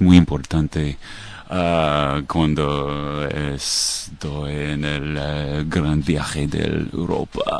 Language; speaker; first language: Spanish; non-native, learner; English